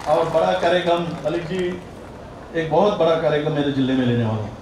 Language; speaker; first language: Hindi; non-native, local second language; Marathi